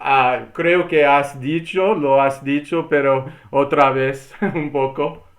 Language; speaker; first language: Spanish; non-native, learner; English